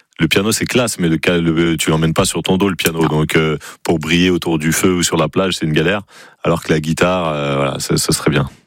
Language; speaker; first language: French; native; French